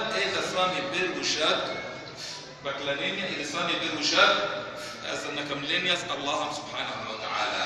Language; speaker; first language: Russian; non-native, fluent; Arabic